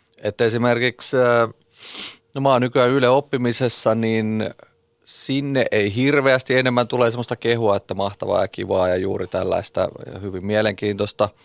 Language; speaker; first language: Finnish; native; Finnish